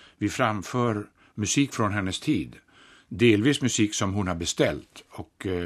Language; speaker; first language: Swedish; native; Swedish